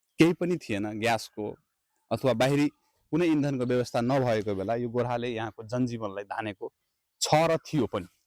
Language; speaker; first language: Nepali; non-native, local second language; Maithili